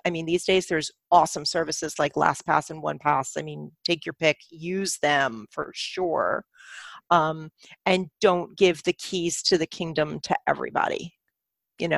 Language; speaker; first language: English; native; English